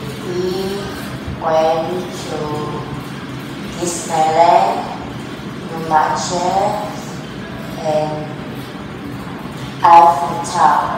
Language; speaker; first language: English; non-native, learner; Vietnamese